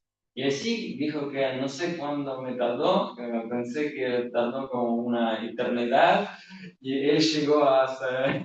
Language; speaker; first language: Spanish; non-native, learner; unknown